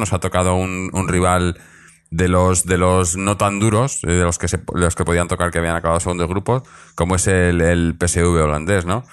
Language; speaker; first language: Spanish; native; Spanish